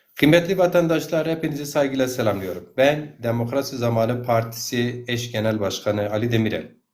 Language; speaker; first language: Turkish; non-native, local second language; Zaza